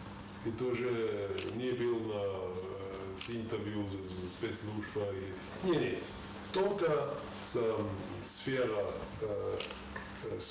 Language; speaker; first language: Russian; non-native, learner; German